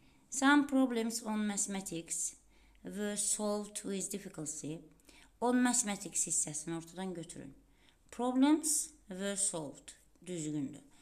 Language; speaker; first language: English; non-native, fluent; Azerbaijani